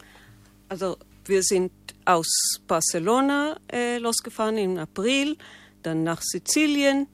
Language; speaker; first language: German; non-native, fluent; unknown